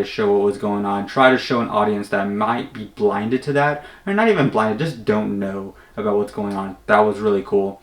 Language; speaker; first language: English; native; English